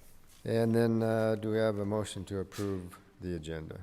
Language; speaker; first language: English; native; English